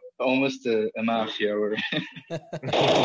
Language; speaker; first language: English; non-native, fluent; Portuguese